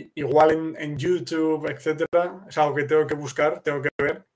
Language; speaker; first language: Spanish; native; Spanish